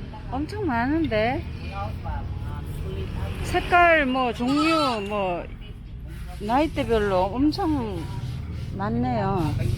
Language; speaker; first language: Korean; native; Korean